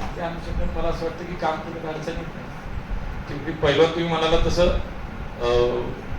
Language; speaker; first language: Marathi; native; Marathi